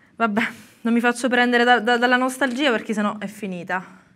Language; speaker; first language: Italian; native; Italian